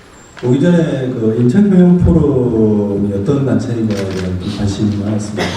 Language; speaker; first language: Korean; native; Korean